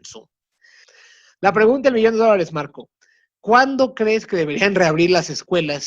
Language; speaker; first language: Spanish; native; Spanish